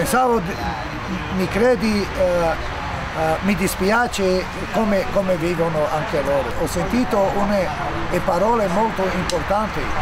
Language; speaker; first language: Italian; non-native, learner; Romany